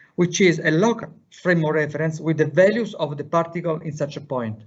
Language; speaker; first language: English; non-native, fluent; Italian